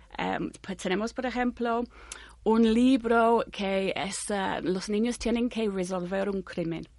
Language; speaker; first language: Spanish; non-native, fluent; English